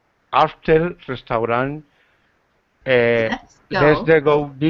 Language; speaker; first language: English; non-native, learner; Spanish